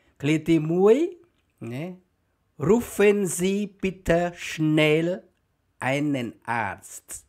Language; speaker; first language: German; non-native, learner; Khmer